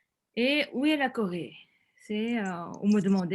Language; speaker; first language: French; non-native, fluent; Korean